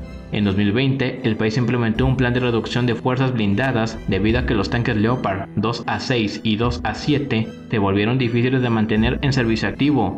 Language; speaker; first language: Spanish; native; Spanish